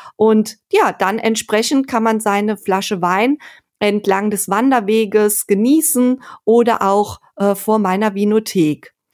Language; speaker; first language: German; native; German